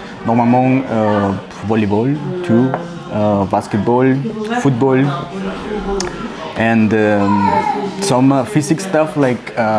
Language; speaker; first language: English; non-native, fluent; Spanish